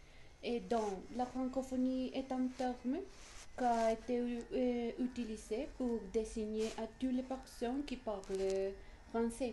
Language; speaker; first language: French; non-native, learner; Spanish